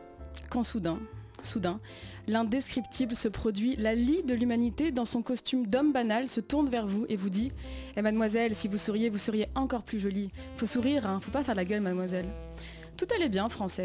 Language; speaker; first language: French; native; French